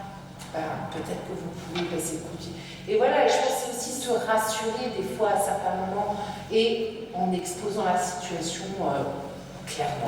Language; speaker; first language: French; native; French